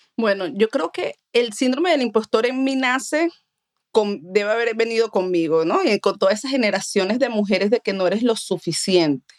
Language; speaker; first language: Spanish; native; Spanish